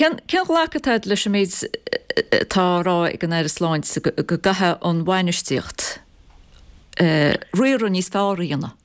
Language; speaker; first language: Irish; native; Irish